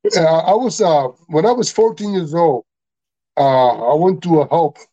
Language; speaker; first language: English; non-native, learner; Spanish